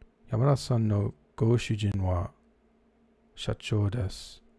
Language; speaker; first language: Japanese; non-native, learner; English